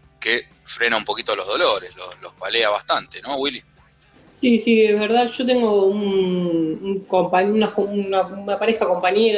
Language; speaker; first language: Spanish; native; Spanish